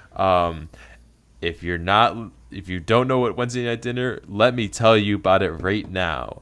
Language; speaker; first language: English; native; English